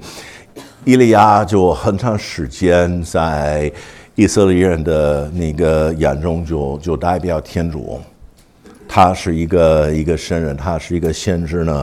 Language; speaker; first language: Chinese; non-native, fluent; English